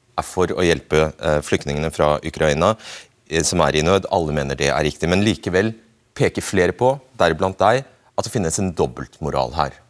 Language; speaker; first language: Norwegian; native; Norwegian